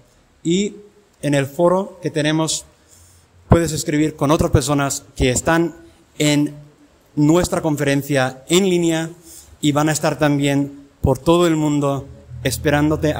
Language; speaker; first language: Spanish; non-native, fluent; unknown